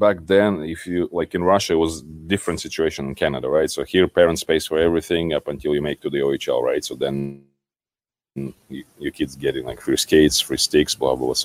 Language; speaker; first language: English; non-native, fluent; Kazakh